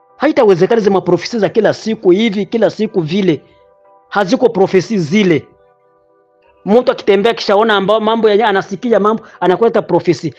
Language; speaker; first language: Swahili; native; Swahili